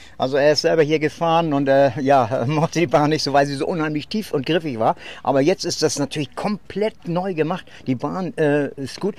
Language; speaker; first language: German; native; German